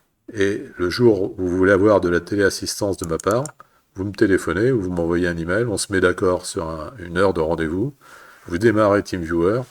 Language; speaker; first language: French; native; French